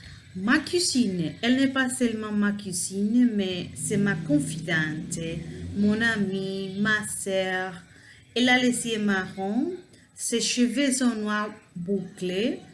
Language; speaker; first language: French; non-native, learner; Spanish